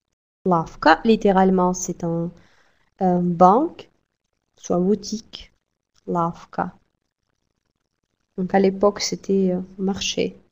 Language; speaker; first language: French; non-native, fluent; Russian